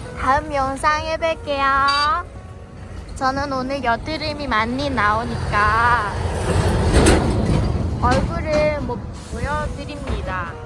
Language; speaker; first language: Korean; non-native, local second language; Vietnamese